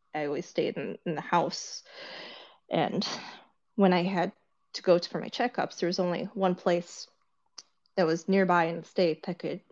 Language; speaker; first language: English; early bilingual, other home language; Korean